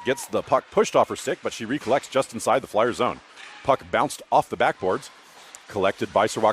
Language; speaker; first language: English; native; English